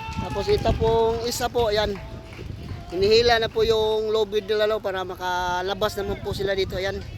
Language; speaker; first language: Filipino; non-native, local second language; Cebuano